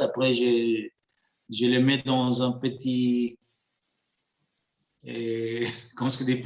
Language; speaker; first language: French; non-native, fluent; Spanish